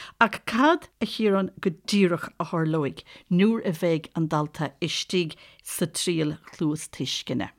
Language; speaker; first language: Irish; native; Irish